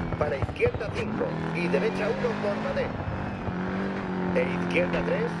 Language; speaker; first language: Spanish; native; Spanish